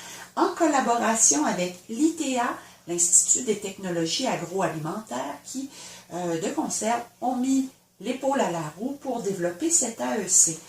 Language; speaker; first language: French; native; French